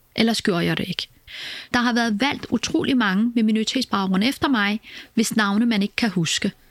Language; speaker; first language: Danish; early bilingual, other home language; Kurdish